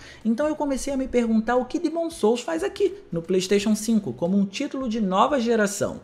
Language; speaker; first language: Portuguese; native; Portuguese